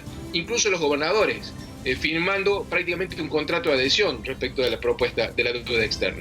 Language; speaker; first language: Spanish; native; Spanish